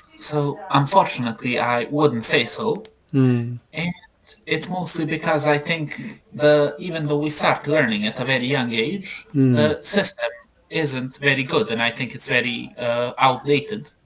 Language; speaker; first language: English; non-native, fluent; Serbian